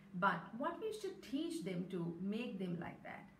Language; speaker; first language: English; non-native, local second language; Sinhala